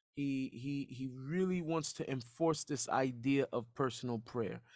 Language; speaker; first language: English; native; English